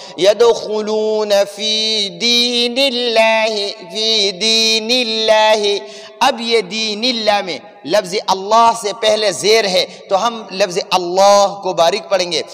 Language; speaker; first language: Urdu; non-native, local second language; Pashto